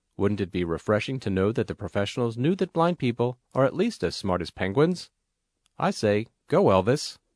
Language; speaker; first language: English; native; English